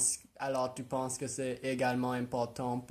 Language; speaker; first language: French; non-native, local second language; English